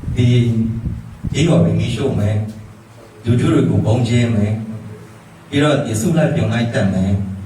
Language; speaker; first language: Burmese; non-native, local second language; Mon